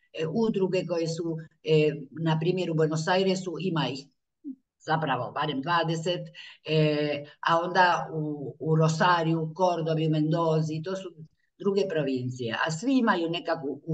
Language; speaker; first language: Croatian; early bilingual, heritage; Croatian